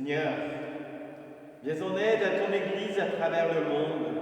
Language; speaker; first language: French; native; French